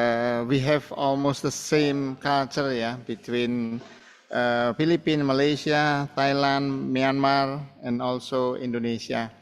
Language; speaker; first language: English; non-native, fluent; Indonesian